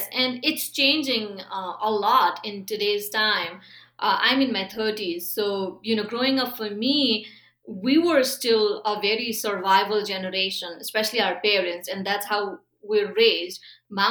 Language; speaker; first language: English; non-native, local second language; Nepali